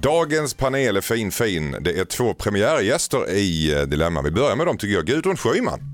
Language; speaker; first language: Swedish; native; Swedish